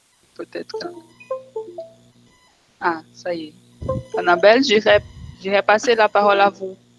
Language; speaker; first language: French; non-native, fluent; Portuguese